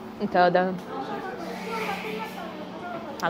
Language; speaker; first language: Korean; non-native, learner; Russian